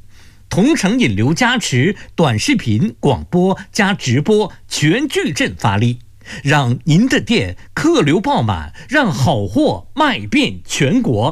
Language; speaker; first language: Chinese; native; Chinese